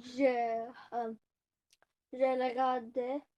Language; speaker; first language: French; non-native, learner; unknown